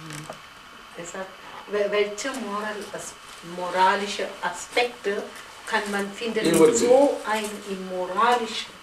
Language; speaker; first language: German; non-native, fluent; Gujarati